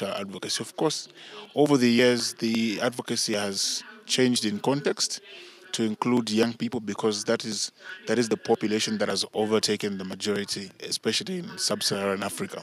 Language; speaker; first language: English; non-native, local second language; Bemba